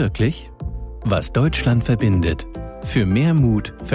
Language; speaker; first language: German; native; German